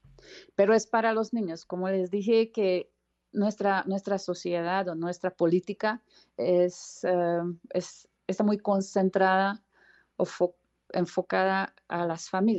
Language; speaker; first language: Spanish; non-native, fluent; Hungarian